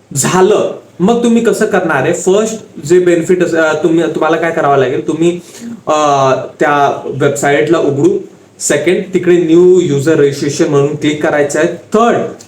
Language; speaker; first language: Marathi; non-native, local second language; Hindi